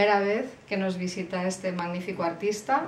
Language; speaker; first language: Spanish; native; Spanish